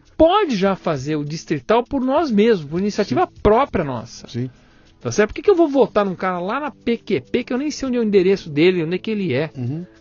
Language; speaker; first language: Portuguese; native; Portuguese